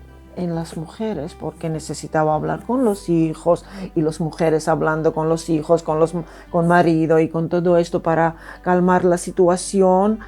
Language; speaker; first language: Spanish; non-native, fluent; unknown